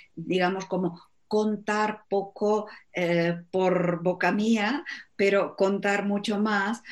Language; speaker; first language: Spanish; non-native, fluent; Czech